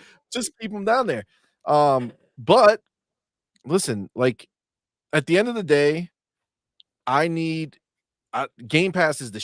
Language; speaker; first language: English; native; English